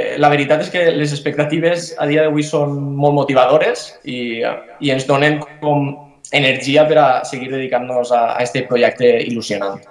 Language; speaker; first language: Catalan; native; Catalan